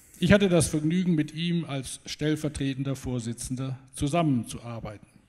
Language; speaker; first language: German; native; German